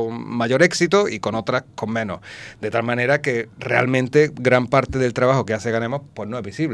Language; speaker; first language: Spanish; native; Spanish